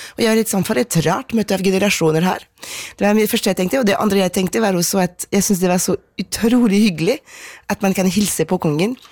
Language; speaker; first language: Norwegian; non-native, fluent; French